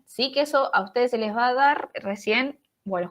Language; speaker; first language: Spanish; native; Spanish